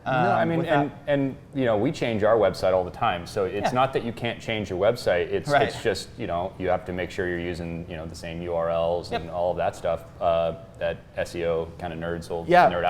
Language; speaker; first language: English; native; English